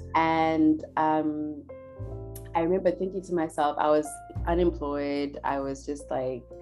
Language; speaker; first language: English; non-native, local second language; Shona